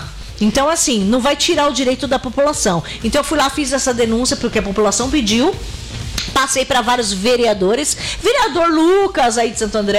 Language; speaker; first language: Portuguese; native; Portuguese